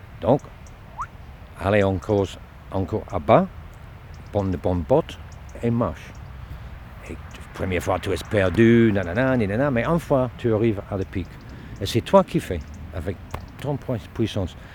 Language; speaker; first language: French; non-native, learner; English